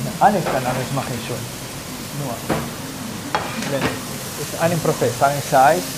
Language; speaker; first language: German; non-native, learner; Spanish